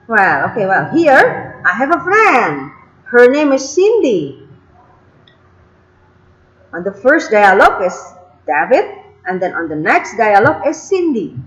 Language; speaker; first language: English; non-native, fluent; Indonesian